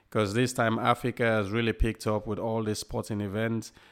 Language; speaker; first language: English; non-native, local second language; Krio